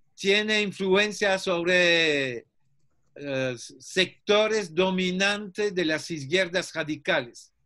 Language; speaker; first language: Spanish; non-native, fluent; French